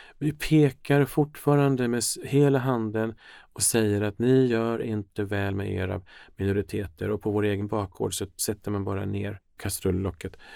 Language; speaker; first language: Swedish; early bilingual, other home language; Finnish